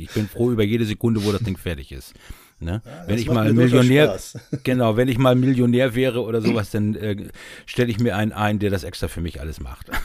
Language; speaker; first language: German; native; German